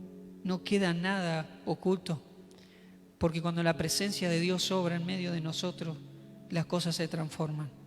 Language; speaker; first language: Spanish; native; Spanish